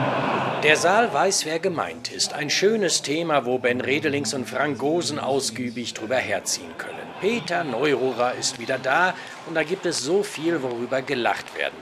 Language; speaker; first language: German; native; German